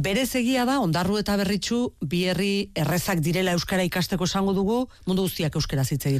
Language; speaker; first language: Basque; native; Basque